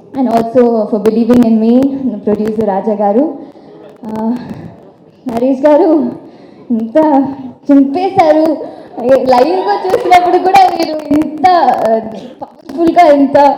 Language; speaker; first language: Telugu; non-native, fluent; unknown